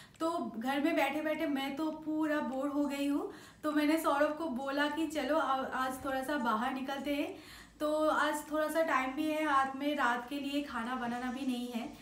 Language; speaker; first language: Hindi; non-native, local second language; Bangla